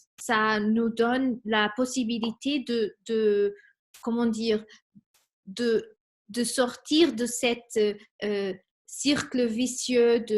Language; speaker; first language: French; non-native, fluent; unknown